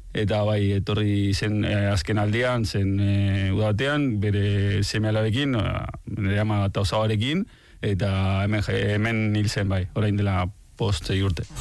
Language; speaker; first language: Basque; non-native, fluent; Spanish